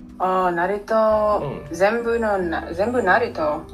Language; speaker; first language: Japanese; non-native, learner; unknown